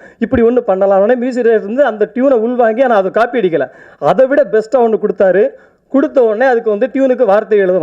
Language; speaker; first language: Tamil; native; Tamil